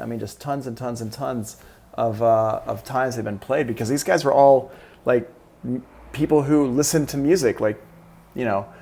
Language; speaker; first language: English; native; English